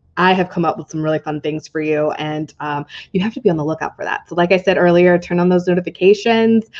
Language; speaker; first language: English; native; English